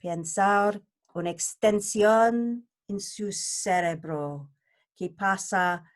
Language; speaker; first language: Spanish; non-native, learner; English